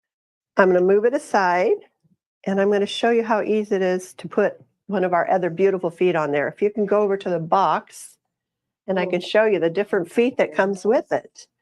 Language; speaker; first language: English; native; English